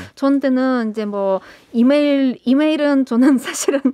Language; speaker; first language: Korean; non-native, fluent; Ukrainian